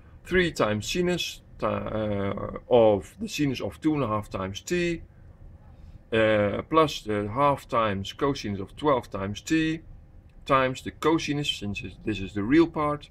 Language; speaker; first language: English; non-native, fluent; Dutch